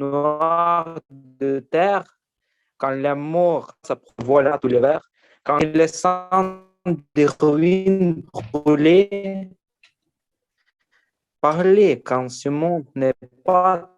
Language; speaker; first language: French; non-native, learner; Ukrainian